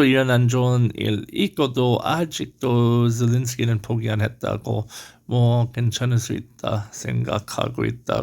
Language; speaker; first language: Korean; non-native, learner; English